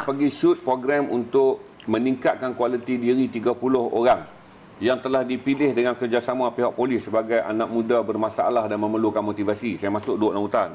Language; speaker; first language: Malay; native; Malay